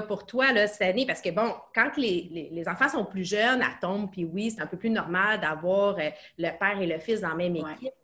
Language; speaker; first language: French; native; French